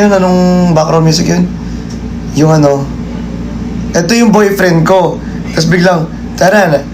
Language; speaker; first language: Filipino; non-native, local second language; Cebuano